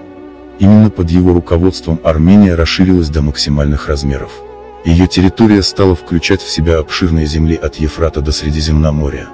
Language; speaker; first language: Russian; native; Russian